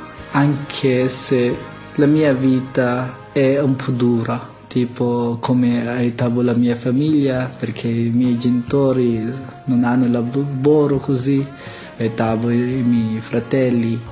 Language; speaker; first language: Italian; non-native, learner; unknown